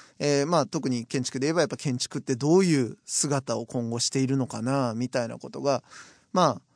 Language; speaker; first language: Japanese; native; Japanese